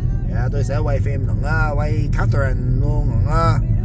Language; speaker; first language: Vietnamese; early bilingual, heritage; Vietnamese